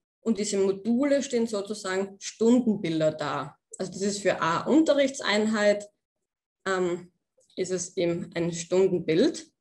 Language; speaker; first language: German; native; German